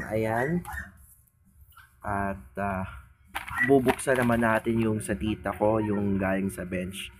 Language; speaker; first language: Filipino; native; Filipino